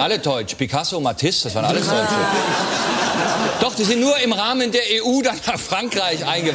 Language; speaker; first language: German; native; German